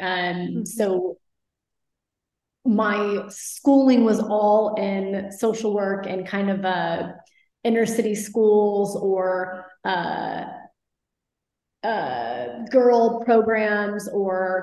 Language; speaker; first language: English; native; English